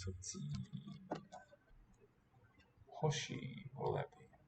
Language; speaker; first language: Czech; non-native, learner; English